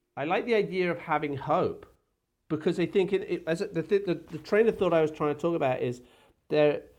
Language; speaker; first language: English; native; English